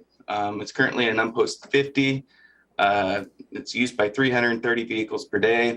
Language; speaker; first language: English; native; English